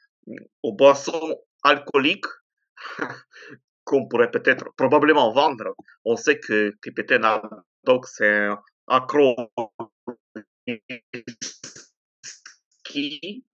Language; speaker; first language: French; non-native, fluent; Ukrainian